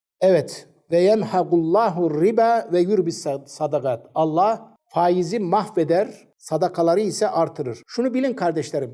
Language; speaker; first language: Turkish; native; Turkish